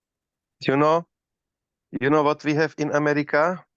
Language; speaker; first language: English; non-native, learner; Slovak